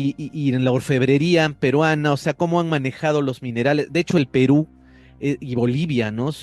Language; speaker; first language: Spanish; native; Spanish